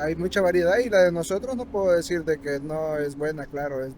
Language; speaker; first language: Spanish; native; Spanish